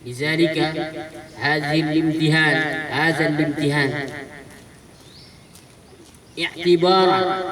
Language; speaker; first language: Arabic; non-native, fluent; Indonesian